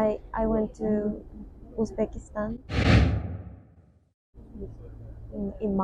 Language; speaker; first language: English; non-native, learner; Japanese